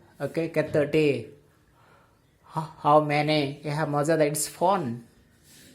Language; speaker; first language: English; non-native, local second language; Odia